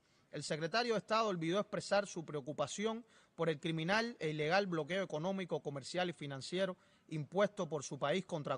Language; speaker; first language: Spanish; native; Spanish